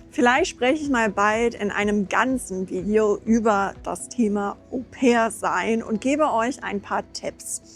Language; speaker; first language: German; non-native, fluent; English